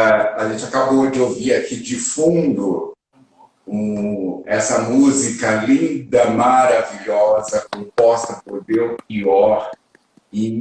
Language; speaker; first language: Portuguese; native; Portuguese